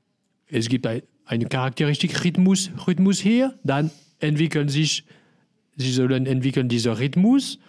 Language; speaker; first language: German; non-native, learner; French